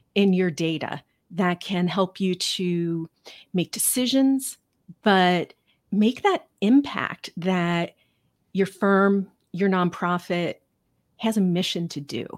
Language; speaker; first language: English; native; English